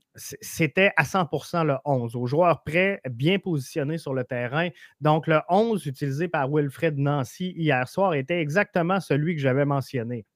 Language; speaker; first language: French; native; French